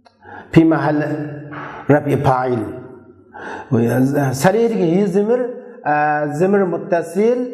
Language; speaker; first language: Arabic; non-native, fluent; Uzbek